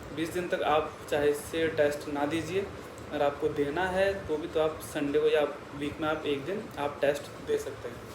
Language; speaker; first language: Hindi; native; Hindi